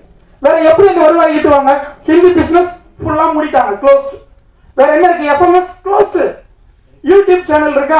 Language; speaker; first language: Tamil; native; Tamil